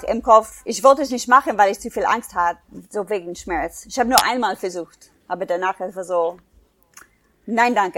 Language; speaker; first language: German; non-native, fluent; English